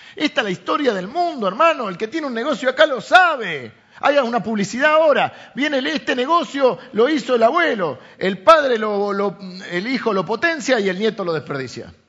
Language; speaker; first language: Spanish; native; Spanish